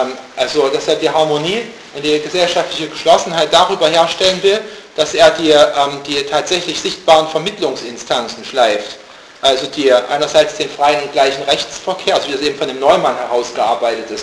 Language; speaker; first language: German; native; German